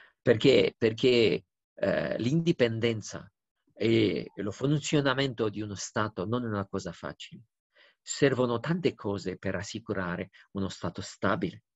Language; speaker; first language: Italian; non-native, fluent; Romanian